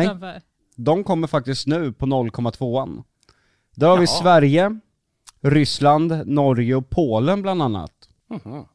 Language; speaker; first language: Swedish; native; Swedish